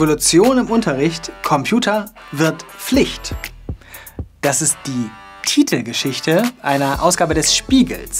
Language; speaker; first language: German; native; German